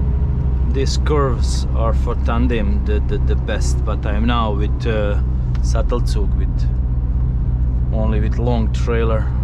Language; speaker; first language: English; non-native, learner; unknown